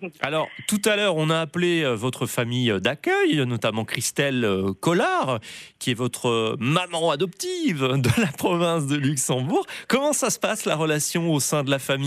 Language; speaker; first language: French; native; French